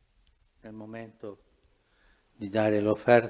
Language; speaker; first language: Italian; non-native, fluent; Spanish